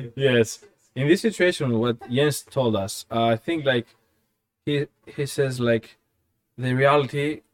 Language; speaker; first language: English; non-native, fluent; Greek